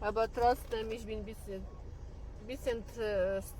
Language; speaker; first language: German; non-native, learner; Polish